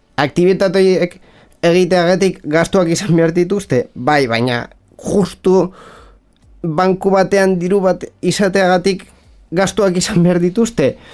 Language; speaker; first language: Basque; non-native, local second language; Spanish